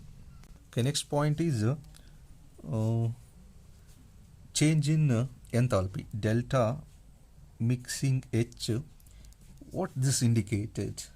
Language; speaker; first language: English; non-native, local second language; Kannada